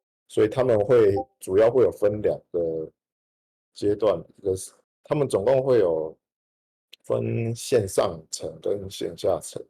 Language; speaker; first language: Chinese; native; Chinese